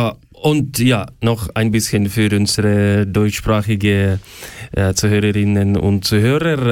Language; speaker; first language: German; non-native, learner; Ukrainian